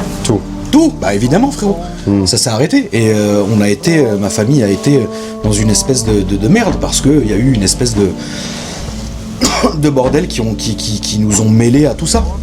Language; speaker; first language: French; native; French